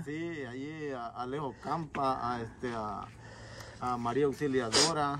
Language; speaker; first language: Spanish; native; Spanish